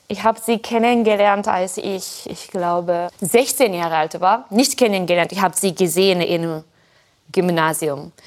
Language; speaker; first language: German; non-native, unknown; Japanese